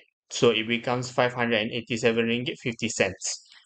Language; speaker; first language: English; non-native, local second language; Malay